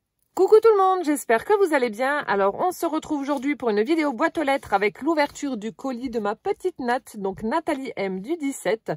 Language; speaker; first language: French; native; French